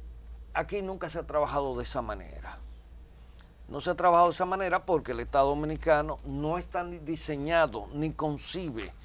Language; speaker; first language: Spanish; native; Spanish